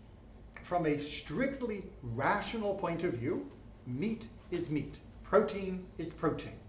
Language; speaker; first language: English; native; English